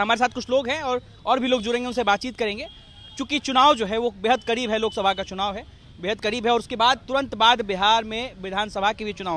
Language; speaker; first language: Hindi; native; Hindi